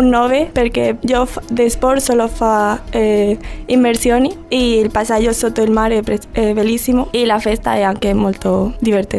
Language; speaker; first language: Italian; non-native, learner; Spanish